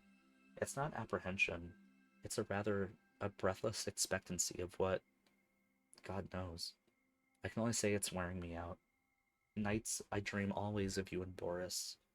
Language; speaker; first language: English; native; English